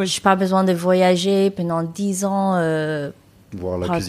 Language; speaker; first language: French; non-native, learner; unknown